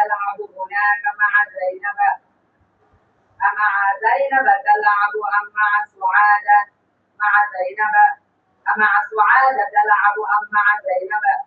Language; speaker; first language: Arabic; non-native, learner; Bangla